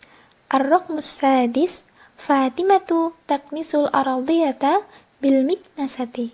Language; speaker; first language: Arabic; non-native, learner; Indonesian